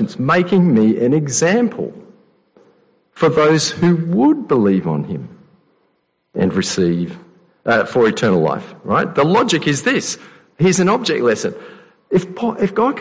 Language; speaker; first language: English; native; English